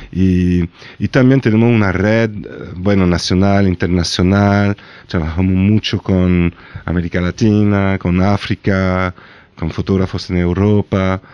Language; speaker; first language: Spanish; non-native, fluent; French